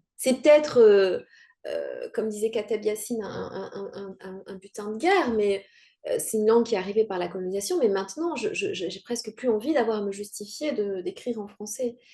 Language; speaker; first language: French; non-native, local second language; Kinyarwanda